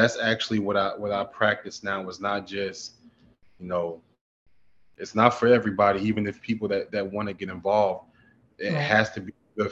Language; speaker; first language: English; native; English